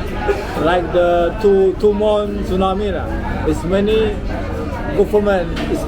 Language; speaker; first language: English; non-native, learner; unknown